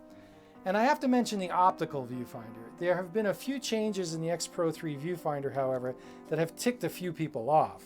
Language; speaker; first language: English; native; English